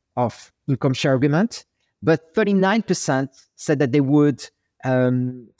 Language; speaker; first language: English; non-native, fluent; French